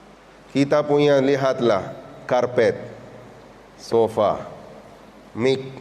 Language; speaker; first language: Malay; non-native, fluent; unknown